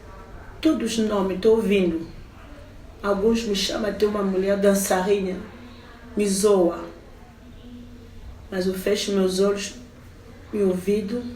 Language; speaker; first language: Portuguese; non-native, fluent; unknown